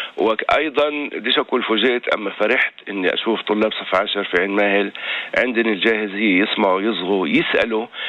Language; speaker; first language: Arabic; native; Arabic